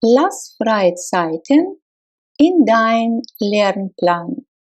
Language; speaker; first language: German; non-native, fluent; Russian